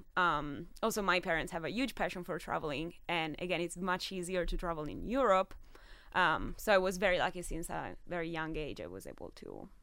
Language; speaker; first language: English; non-native, fluent; Italian